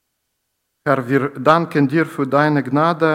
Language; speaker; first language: German; non-native, learner; Ukrainian